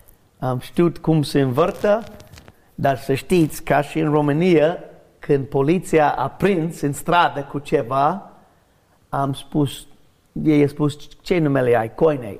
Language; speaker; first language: Romanian; non-native, learner; English